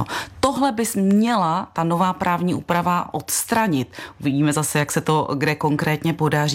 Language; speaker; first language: Czech; native; Czech